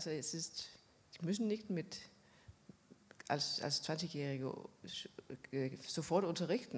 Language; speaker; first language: German; non-native, fluent; Danish